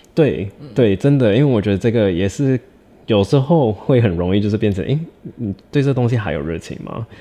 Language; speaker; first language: Chinese; non-native, fluent; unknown